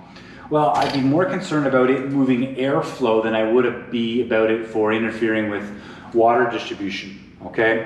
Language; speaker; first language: English; native; English